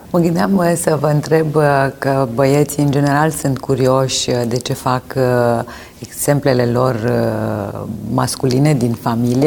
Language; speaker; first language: Romanian; native; Romanian